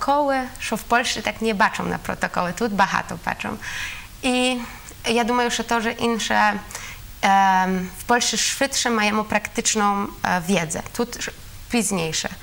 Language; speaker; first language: Ukrainian; non-native, learner; Polish